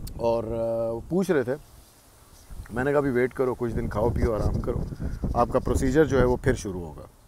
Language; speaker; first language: Urdu; non-native, local second language; Punjabi